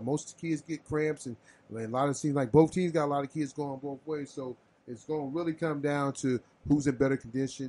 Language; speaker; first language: English; native; English